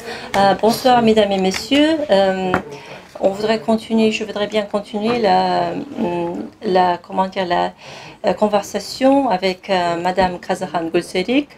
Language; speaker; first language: French; non-native, fluent; Kazakh